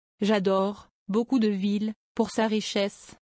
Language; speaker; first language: French; non-native, fluent; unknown